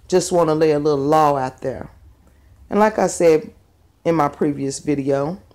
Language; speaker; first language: English; native; English